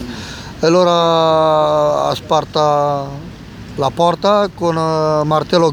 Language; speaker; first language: Italian; non-native, learner; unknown